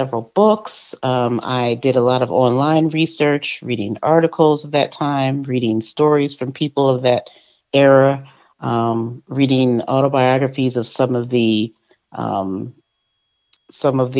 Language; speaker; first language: English; native; English